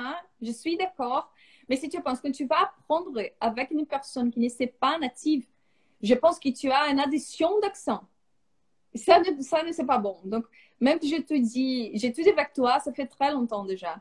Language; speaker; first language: French; non-native, fluent; Portuguese